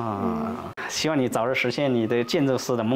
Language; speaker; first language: Chinese; native; Chinese